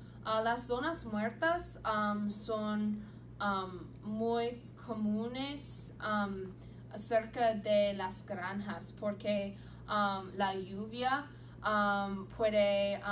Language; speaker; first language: Spanish; non-native, learner; English